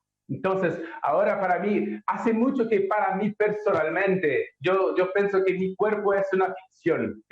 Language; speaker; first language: Spanish; non-native, learner; Portuguese